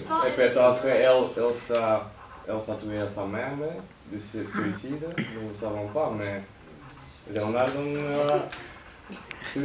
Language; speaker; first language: French; non-native, learner; Dutch